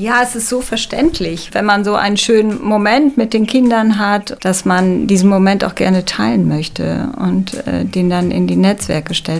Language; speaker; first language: German; native; German